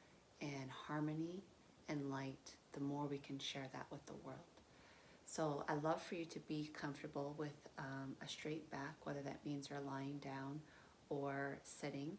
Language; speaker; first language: English; native; English